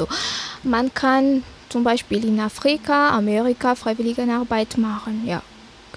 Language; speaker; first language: German; non-native, fluent; Malagasy